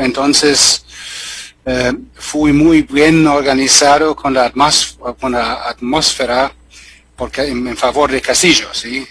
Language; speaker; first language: Spanish; non-native, fluent; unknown